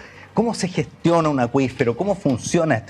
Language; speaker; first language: Spanish; native; Spanish